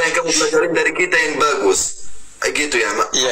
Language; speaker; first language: Indonesian; non-native, learner; Arabic